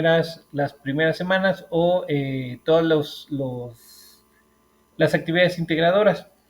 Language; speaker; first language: Spanish; native; Spanish